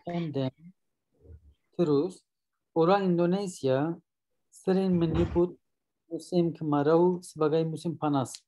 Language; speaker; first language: Indonesian; non-native, learner; Turkish